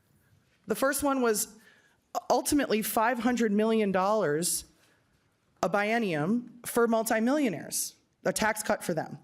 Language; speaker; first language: English; native; English